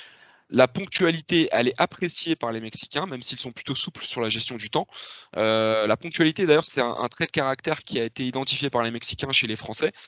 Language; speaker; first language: French; native; French